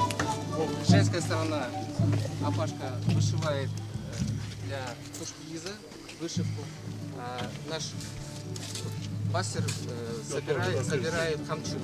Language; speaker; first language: Russian; non-native, local second language; Kyrgyz